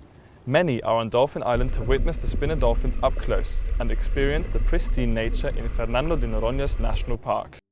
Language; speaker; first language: English; non-native, fluent; German